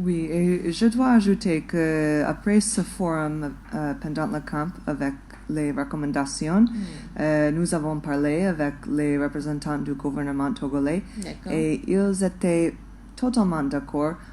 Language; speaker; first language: French; non-native, fluent; English